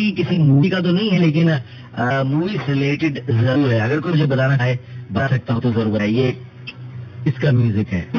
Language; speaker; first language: Urdu; native; Urdu